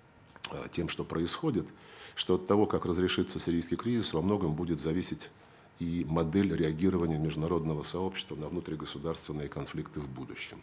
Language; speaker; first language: Russian; native; Russian